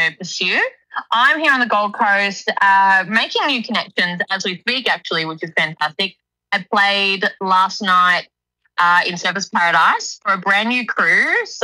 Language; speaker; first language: English; native; English